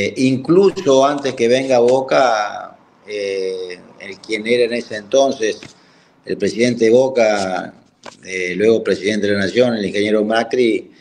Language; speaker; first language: Spanish; native; Spanish